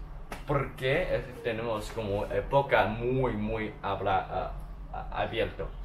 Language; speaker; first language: Spanish; non-native, learner; Chinese